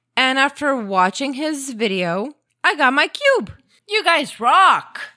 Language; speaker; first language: English; non-native, fluent; Croatian